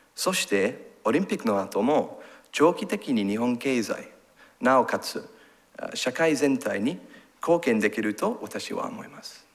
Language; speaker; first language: Japanese; non-native, learner; English